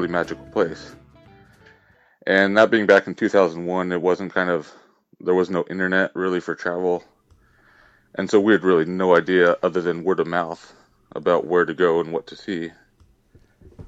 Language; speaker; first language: English; native; English